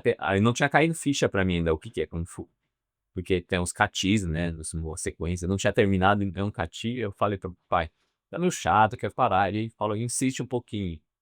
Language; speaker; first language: Portuguese; non-native, fluent; Chinese